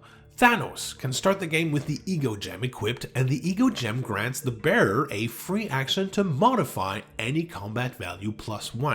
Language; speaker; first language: English; native; English